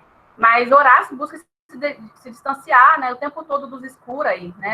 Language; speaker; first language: Portuguese; native; Portuguese